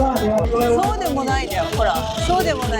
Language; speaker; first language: Japanese; native; Japanese